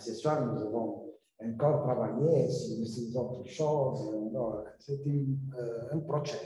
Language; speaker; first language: French; non-native, learner; Italian